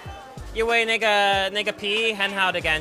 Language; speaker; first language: Chinese; non-native, learner; English